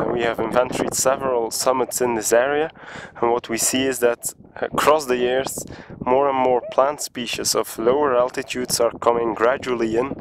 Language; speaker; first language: English; non-native, fluent; Dutch